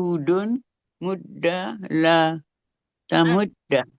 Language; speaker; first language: Arabic; non-native, learner; Indonesian